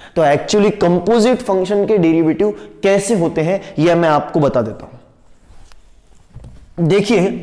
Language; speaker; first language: Hindi; non-native, local second language; Marathi